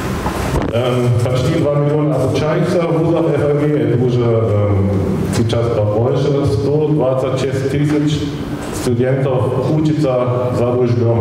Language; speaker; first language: Russian; non-native, fluent; German